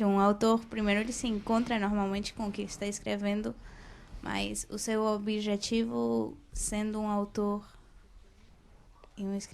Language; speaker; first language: Portuguese; non-native, fluent; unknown